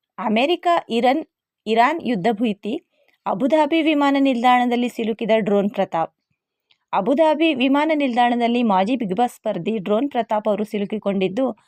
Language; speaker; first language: Kannada; non-native, local second language; Lambadi